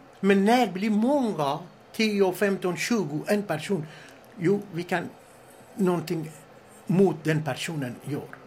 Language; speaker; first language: Swedish; non-native, fluent; Persian